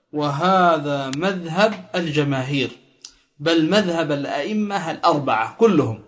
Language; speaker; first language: Arabic; native; Arabic